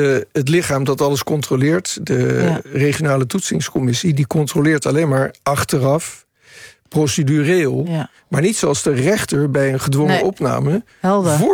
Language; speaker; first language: Dutch; native; Dutch